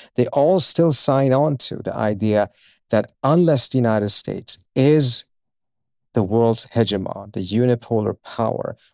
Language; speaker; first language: English; early bilingual, other home language; Persian